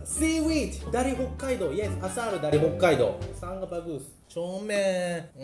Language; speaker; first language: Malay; non-native, learner; Japanese